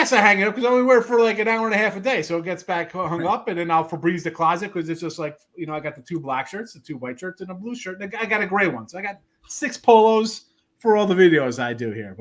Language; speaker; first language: English; native; English